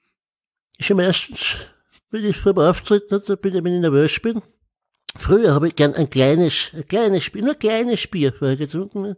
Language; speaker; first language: German; native; German